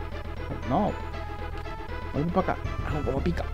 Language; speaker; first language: Spanish; native; Spanish